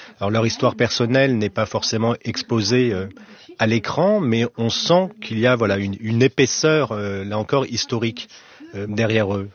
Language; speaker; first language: French; native; French